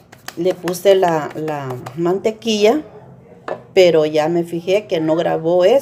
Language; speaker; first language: Spanish; native; Spanish